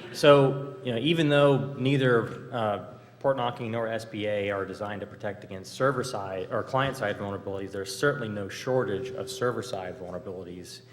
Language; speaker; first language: English; native; English